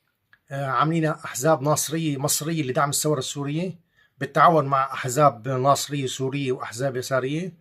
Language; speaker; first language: Arabic; native; Arabic